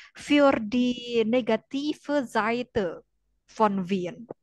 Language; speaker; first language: German; non-native, fluent; Indonesian